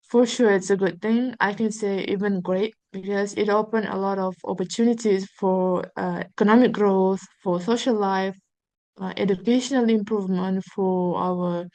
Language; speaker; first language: English; non-native, fluent; Uzbek